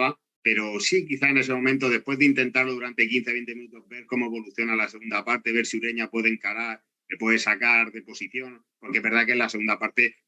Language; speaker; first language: Spanish; native; Spanish